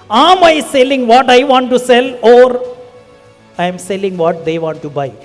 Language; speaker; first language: English; non-native, local second language; Malayalam